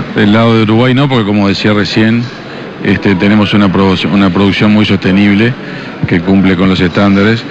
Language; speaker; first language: Spanish; native; Spanish